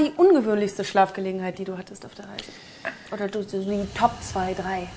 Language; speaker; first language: German; native; German